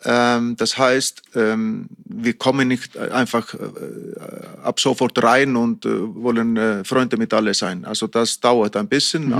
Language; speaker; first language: German; non-native, fluent; Icelandic